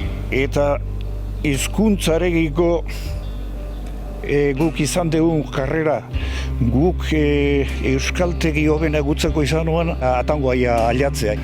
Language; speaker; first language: Basque; early bilingual, other home language; Spanish